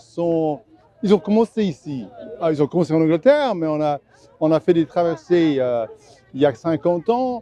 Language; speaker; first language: French; non-native, fluent; English